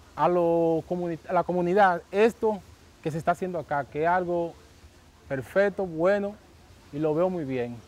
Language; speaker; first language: Spanish; native; Spanish